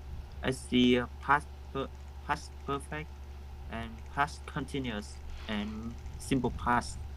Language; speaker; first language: English; non-native, learner; Vietnamese